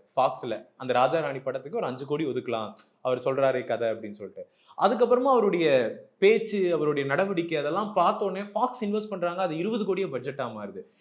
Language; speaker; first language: Tamil; native; Tamil